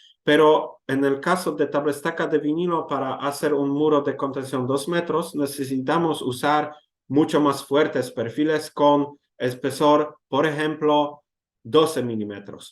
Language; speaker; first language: Spanish; non-native, learner; Polish